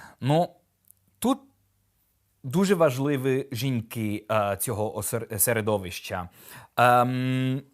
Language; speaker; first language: Ukrainian; non-native, fluent; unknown